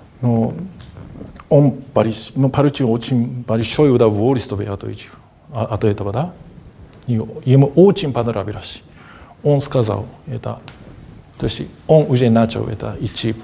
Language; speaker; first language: Russian; non-native, fluent; Japanese